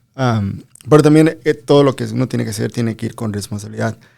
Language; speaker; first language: Spanish; early bilingual, other home language; English